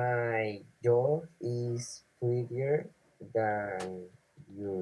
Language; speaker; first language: English; non-native, learner; Spanish